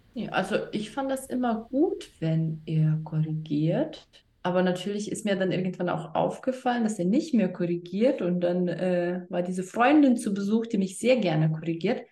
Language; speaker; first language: German; non-native, fluent; Lithuanian